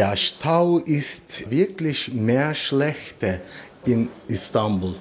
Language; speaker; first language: German; non-native, learner; Turkish